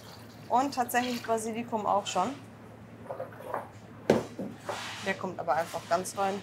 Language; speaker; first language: German; native; German